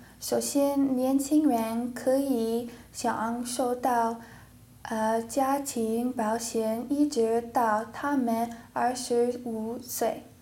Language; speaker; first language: Chinese; non-native, learner; English